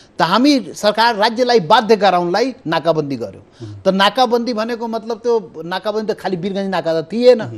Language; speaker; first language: Nepali; non-native, local second language; Maithili